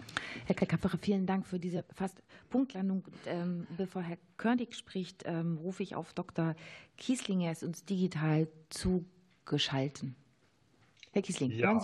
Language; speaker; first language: German; native; German